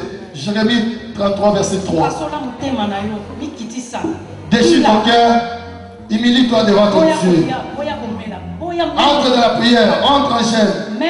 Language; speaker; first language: French; non-native, local second language; Lingala